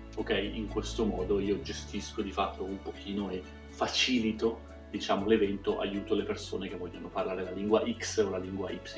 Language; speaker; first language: Italian; native; Italian